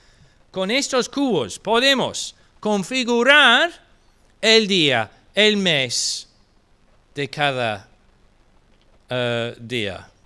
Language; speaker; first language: Spanish; non-native, fluent; English